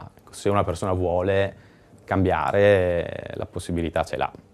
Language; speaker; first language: Italian; native; Italian